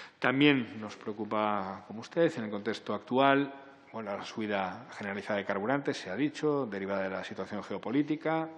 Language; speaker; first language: Spanish; native; Spanish